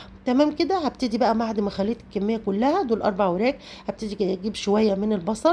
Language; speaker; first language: Arabic; native; Arabic